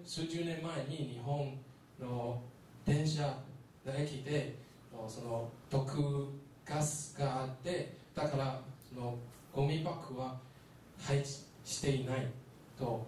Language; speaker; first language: Japanese; non-native, learner; Chinese